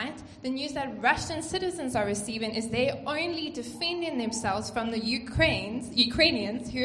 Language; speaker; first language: English; native; English